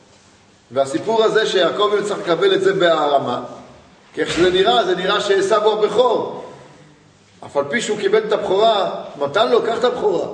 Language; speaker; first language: Hebrew; native; Hebrew